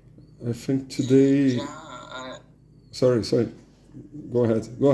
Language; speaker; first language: English; non-native, learner; Portuguese